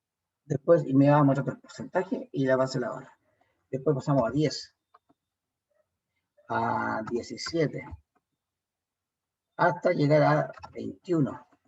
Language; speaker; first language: Spanish; native; Spanish